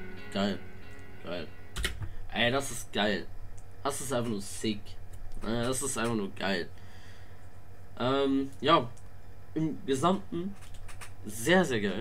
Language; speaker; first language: German; native; German